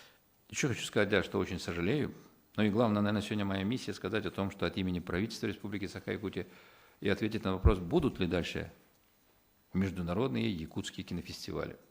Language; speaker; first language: Russian; native; Russian